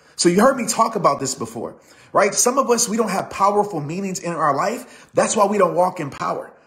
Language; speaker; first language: English; native; English